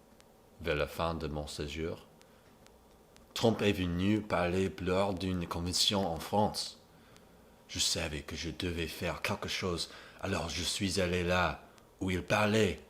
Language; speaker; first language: French; non-native, learner; English